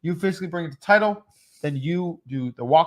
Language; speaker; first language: English; native; English